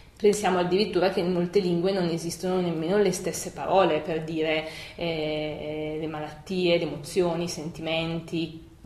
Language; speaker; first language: Italian; native; Italian